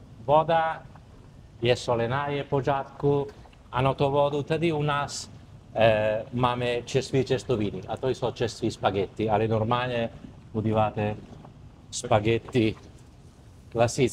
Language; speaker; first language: Czech; non-native, learner; Italian